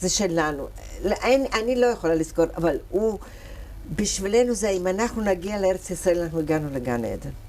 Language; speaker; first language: Hebrew; early bilingual, other home language; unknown